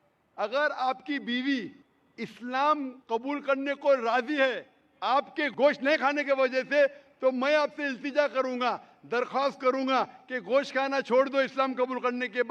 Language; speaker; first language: Hindi; native; Hindi